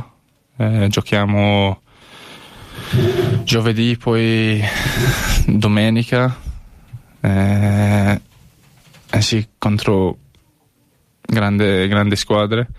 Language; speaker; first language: Italian; non-native, learner; English